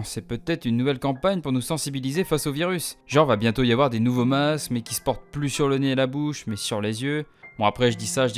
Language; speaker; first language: French; native; French